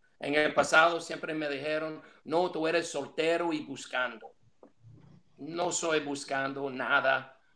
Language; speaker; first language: Spanish; non-native, fluent; English